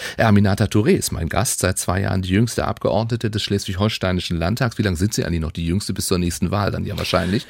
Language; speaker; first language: German; native; German